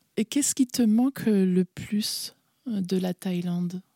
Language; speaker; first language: French; native; French